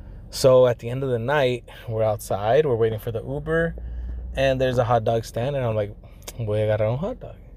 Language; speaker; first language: English; early bilingual, other home language; Spanish